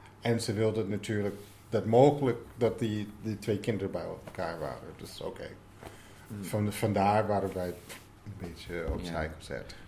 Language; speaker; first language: Dutch; non-native, fluent; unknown